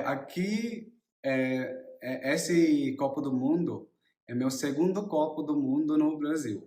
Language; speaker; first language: Portuguese; non-native, learner; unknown